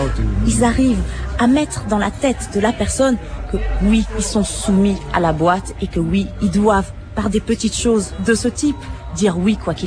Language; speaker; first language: French; native; French